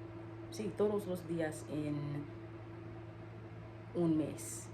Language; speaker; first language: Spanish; non-native, learner; English